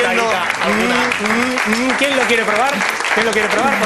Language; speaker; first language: Spanish; native; Spanish